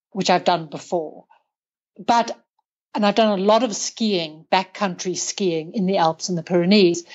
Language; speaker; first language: English; native; English